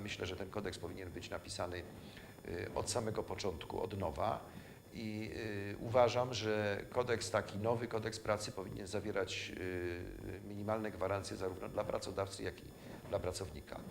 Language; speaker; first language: Polish; native; Polish